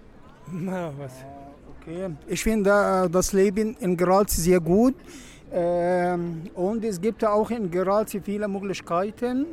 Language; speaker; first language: German; non-native, learner; Arabic